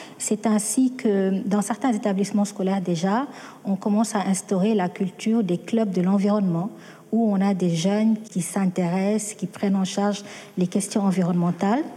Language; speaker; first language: French; non-native, local second language; Wolof